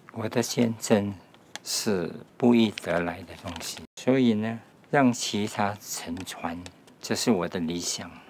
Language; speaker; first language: Chinese; native; Chinese